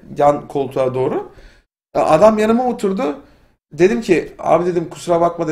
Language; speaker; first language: Turkish; native; Turkish